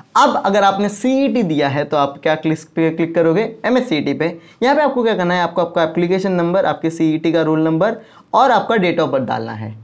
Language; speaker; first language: Hindi; non-native, local second language; Marwari